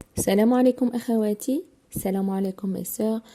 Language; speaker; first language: French; non-native, local second language; Arabic